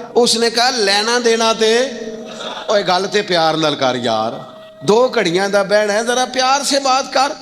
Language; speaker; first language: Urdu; non-native, local second language; Punjabi